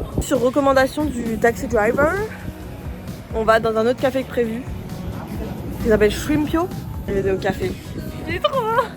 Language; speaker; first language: French; native; French